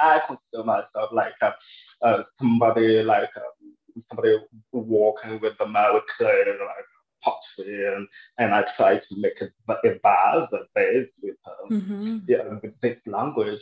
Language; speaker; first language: English; non-native, local second language; French